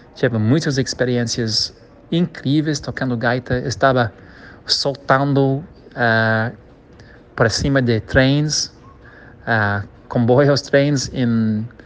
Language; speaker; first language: Portuguese; non-native, learner; English